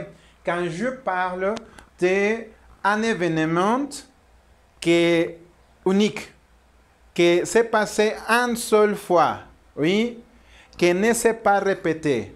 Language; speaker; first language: French; non-native, learner; Spanish